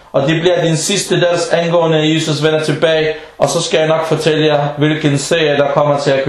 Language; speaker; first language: Danish; non-native, fluent; Arabic